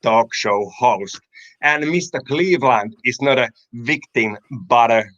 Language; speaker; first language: English; non-native, fluent; Finnish